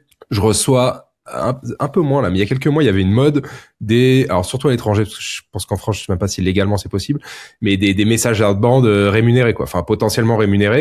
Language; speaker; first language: French; native; French